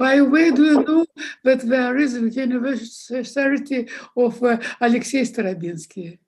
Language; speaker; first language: English; non-native, fluent; Russian